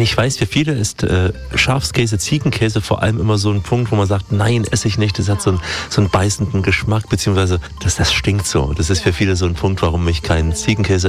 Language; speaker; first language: German; native; German